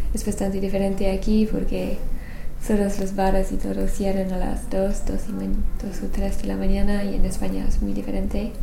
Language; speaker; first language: Spanish; non-native, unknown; English